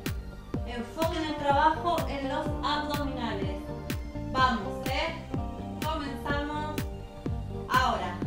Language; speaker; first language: Spanish; native; Spanish